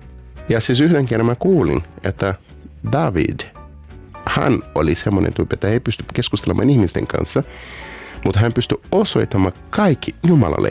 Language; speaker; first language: Finnish; non-native, learner; Portuguese